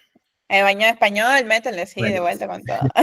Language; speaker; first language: Spanish; native; Spanish